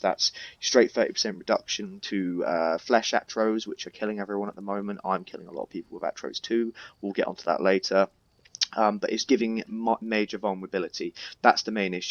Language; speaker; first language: English; native; English